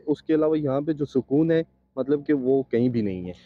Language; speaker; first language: Urdu; native; Urdu